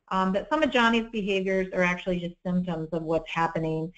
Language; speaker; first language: English; native; English